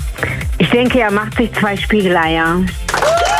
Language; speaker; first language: German; native; German